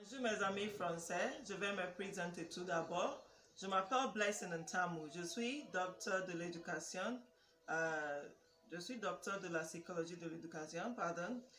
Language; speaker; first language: French; non-native, learner; English